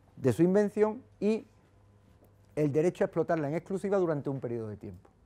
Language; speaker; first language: Spanish; native; Spanish